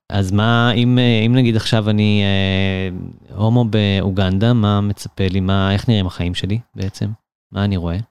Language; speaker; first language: Hebrew; native; Hebrew